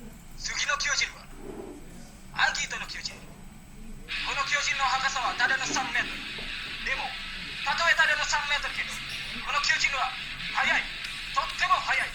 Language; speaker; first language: Japanese; non-native, learner; Indonesian